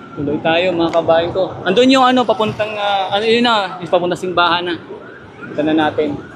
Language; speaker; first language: Filipino; native; Filipino